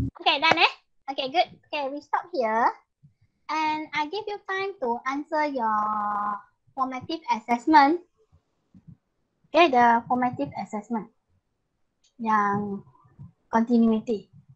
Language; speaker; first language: English; non-native, local second language; Malay